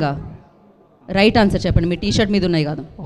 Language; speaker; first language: Telugu; native; Telugu